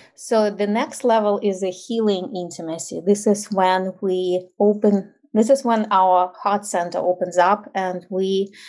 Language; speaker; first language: English; non-native, fluent; Ukrainian